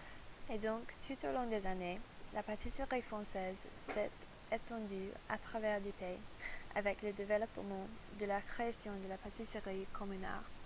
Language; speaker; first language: French; non-native, learner; English